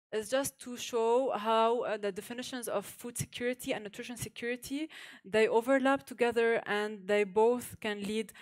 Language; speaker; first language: English; non-native, fluent; Arabic